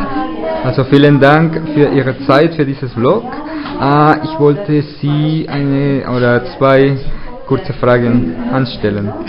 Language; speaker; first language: German; non-native, learner; Spanish